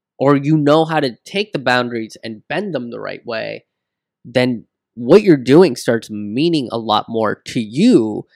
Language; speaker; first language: English; early bilingual, other home language; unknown